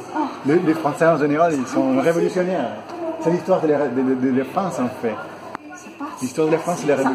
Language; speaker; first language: French; non-native, fluent; Spanish